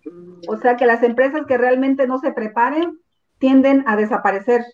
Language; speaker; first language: Spanish; native; Spanish